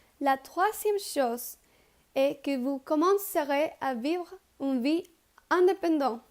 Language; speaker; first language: French; non-native, learner; Spanish